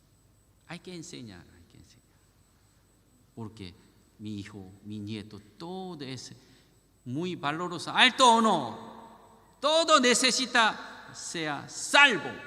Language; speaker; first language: Spanish; non-native, learner; Korean